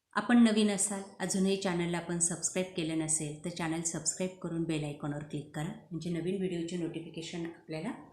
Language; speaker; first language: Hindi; non-native, local second language; Marathi